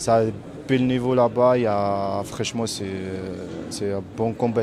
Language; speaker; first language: French; non-native, learner; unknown